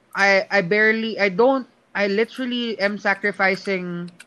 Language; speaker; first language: English; non-native, local second language; Filipino